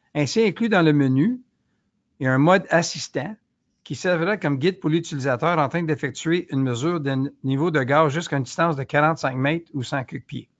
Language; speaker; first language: French; native; French